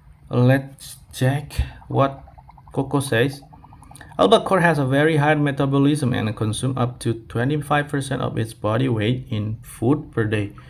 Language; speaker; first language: English; non-native, learner; Indonesian